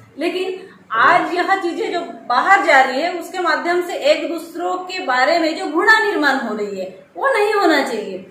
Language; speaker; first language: Hindi; non-native, local second language; Marathi